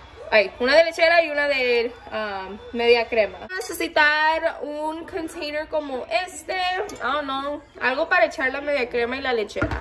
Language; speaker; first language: Spanish; early bilingual, heritage; Spanish